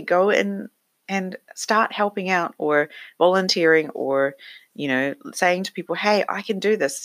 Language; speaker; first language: English; native; English